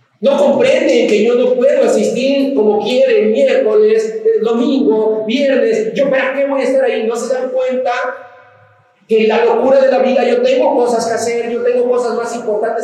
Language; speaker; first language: Spanish; native; Spanish